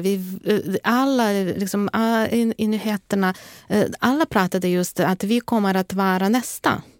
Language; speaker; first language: Swedish; non-native, fluent; Ukrainian